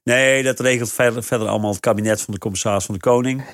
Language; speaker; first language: Dutch; native; Dutch